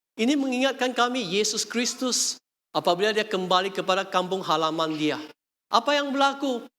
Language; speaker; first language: Malay; non-native, local second language; Chinese